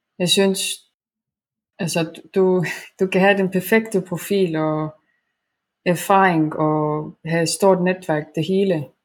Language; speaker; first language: Danish; non-native, fluent; Estonian